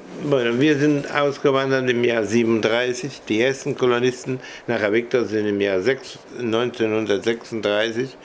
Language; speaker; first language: German; early bilingual, heritage; German